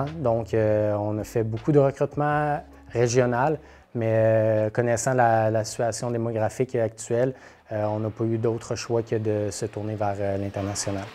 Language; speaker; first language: French; native; French